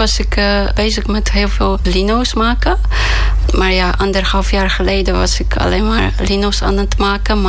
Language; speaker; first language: Dutch; non-native, fluent; Polish